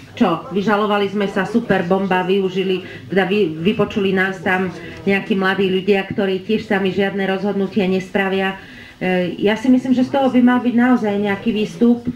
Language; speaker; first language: Slovak; native; Slovak